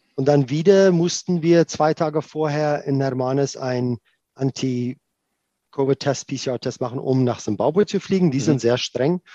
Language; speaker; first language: German; non-native, fluent; Afrikaans